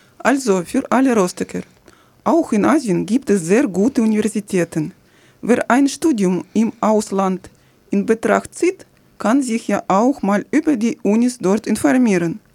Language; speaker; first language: German; non-native, fluent; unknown